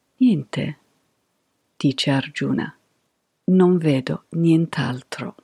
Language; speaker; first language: Italian; non-native, fluent; English